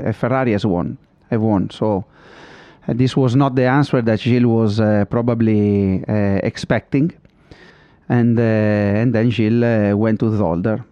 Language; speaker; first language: English; non-native, fluent; Italian